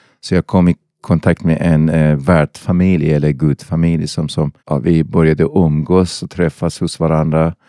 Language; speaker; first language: Swedish; non-native, fluent; Persian